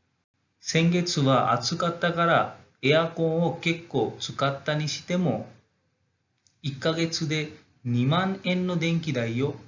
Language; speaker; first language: Japanese; non-native, fluent; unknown